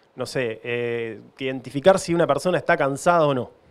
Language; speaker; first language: Spanish; native; Spanish